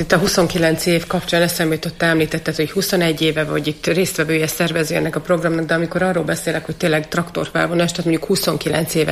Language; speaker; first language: Hungarian; native; Hungarian